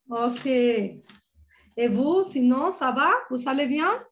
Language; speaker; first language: French; non-native, fluent; Spanish